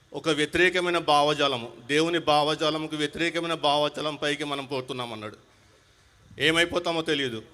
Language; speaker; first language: Telugu; non-native, local second language; Hindi